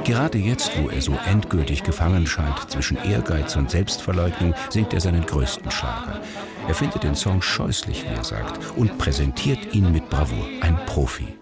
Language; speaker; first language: German; native; German